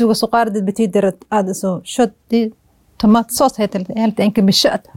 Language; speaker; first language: Swedish; non-native, fluent; Somali